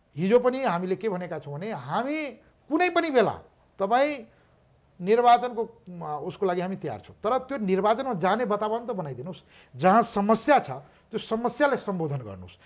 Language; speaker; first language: Nepali; non-native, local second language; Maithili